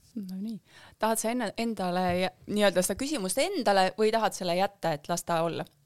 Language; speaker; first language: Estonian; native; Estonian